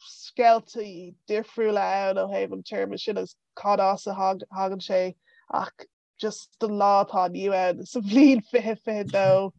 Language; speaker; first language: Irish; non-native, local second language; English